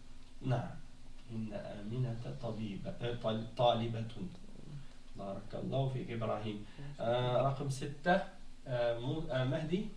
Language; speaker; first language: Arabic; non-native, fluent; French